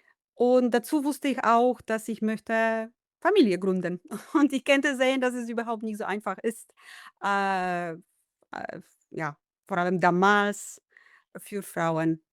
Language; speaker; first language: German; non-native, fluent; Polish